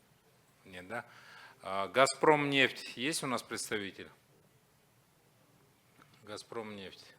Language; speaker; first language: Russian; native; Russian